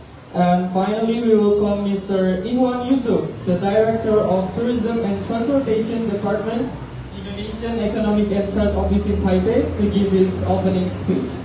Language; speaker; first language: English; non-native, fluent; Indonesian